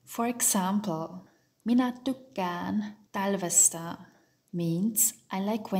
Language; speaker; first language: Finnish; non-native, fluent; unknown